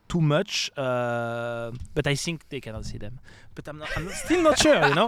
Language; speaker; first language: English; non-native, fluent; French